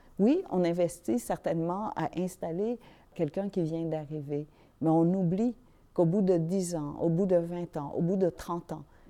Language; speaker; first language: French; early bilingual, other home language; Vietnamese